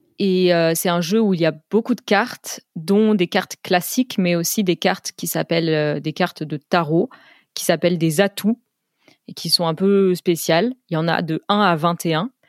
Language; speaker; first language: French; native; French